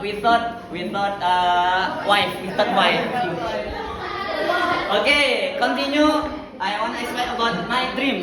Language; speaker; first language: English; non-native, learner; Indonesian